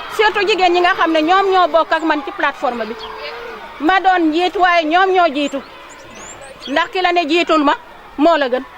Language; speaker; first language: Wolof; non-native, local second language; Serer